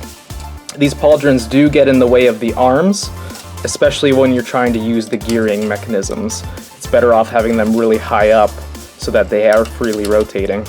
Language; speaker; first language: English; native; English